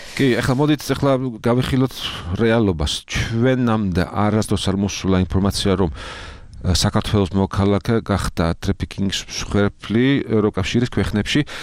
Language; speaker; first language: Georgian; non-native, fluent; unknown